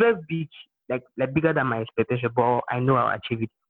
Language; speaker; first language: English; non-native, local second language; Igbo